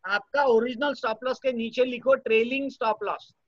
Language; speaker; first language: Hindi; non-native, local second language; Marathi